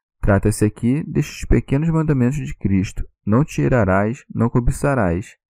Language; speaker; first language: Portuguese; native; Portuguese